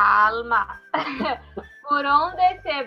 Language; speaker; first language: Spanish; non-native, learner; Portuguese